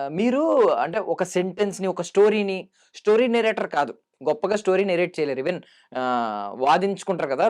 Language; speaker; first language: Telugu; native; Telugu